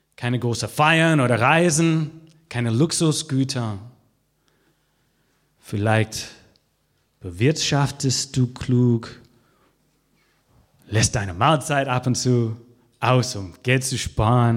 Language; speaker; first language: German; non-native, fluent; English